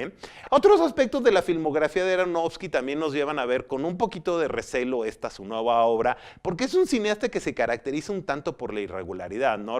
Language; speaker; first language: Spanish; native; Spanish